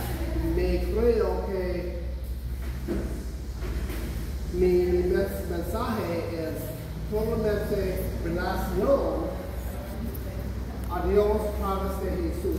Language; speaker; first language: Spanish; non-native, learner; English